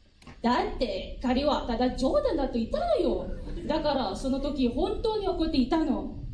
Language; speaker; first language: Japanese; non-native, fluent; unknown